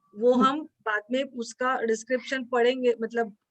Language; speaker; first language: Hindi; non-native, local second language; Marathi